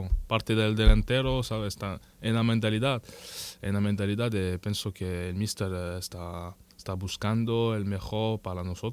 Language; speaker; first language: Spanish; non-native, learner; French